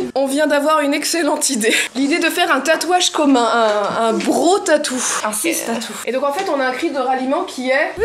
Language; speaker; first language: French; native; French